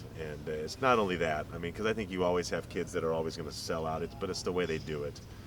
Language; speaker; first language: English; native; English